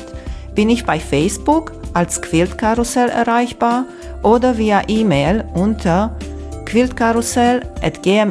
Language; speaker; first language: German; non-native, fluent; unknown